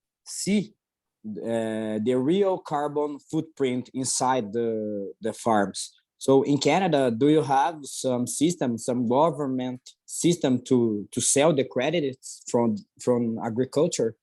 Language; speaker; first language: English; non-native, learner; Portuguese